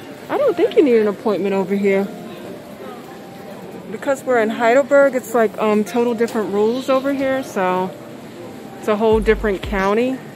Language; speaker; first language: English; native; English